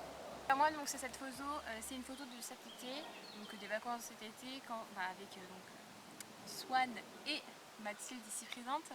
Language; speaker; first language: French; native; French